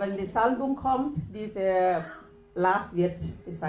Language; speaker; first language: German; non-native, learner; Thai